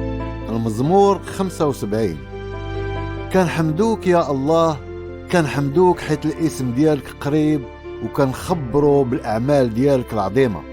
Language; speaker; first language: Arabic; native; Arabic